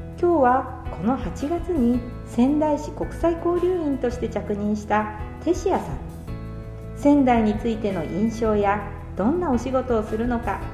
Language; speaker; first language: Japanese; native; Japanese